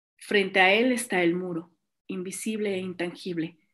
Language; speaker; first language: Spanish; native; Spanish